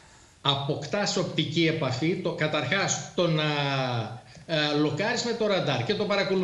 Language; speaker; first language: Greek; native; Greek